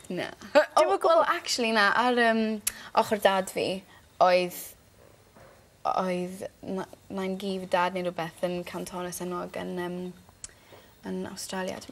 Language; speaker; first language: Welsh; native; Welsh